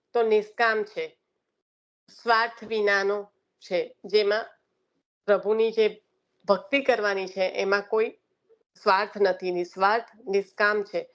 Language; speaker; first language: Gujarati; early bilingual, heritage; Gujarati